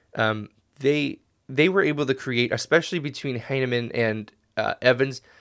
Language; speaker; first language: English; native; English